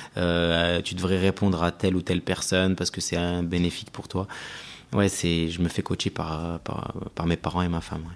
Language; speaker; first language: French; early bilingual, other home language; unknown